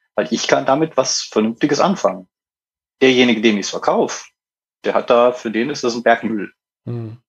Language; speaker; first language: German; native; German